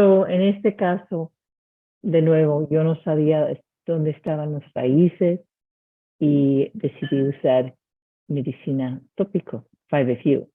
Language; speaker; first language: Spanish; early bilingual, heritage; Spanish